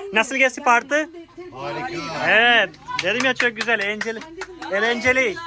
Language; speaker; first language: Turkish; non-native, fluent; Hindi